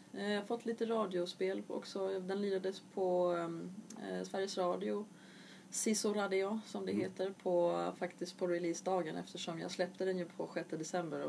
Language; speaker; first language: Swedish; native; Swedish